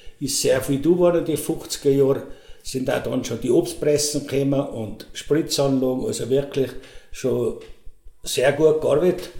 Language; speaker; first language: German; native; German